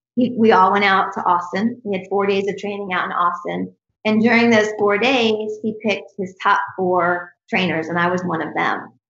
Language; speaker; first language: English; native; English